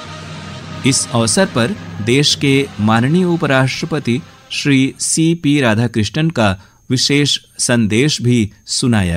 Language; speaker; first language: Hindi; native; Hindi